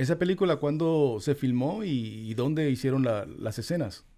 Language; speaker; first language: Spanish; native; Spanish